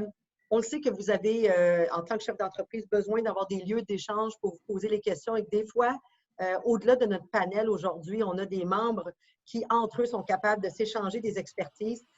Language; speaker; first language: French; native; French